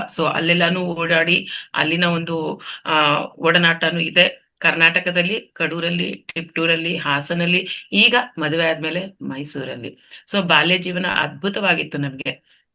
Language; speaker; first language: Kannada; non-native, local second language; Telugu